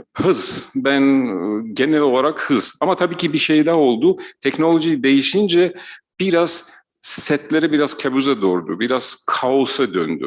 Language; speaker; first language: Turkish; non-native, fluent; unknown